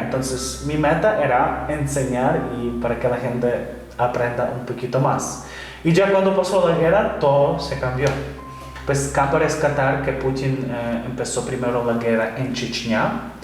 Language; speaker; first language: Spanish; non-native, fluent; Ukrainian